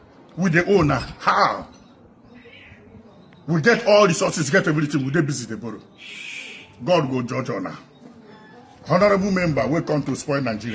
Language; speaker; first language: Nigerian Pidgin; non-native, local second language; Igbo